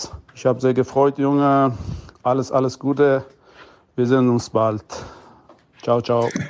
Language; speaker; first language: German; non-native, learner; Persian